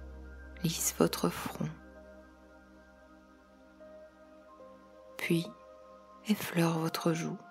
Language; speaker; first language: French; native; French